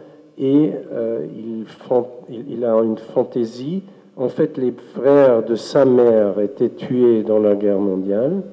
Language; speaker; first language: French; non-native, fluent; German